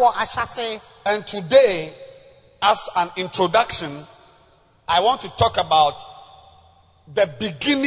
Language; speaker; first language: English; non-native, local second language; Akan